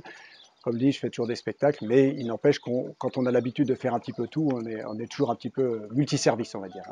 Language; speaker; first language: French; native; French